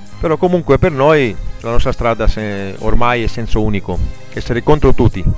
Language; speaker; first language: Italian; non-native, fluent; Greek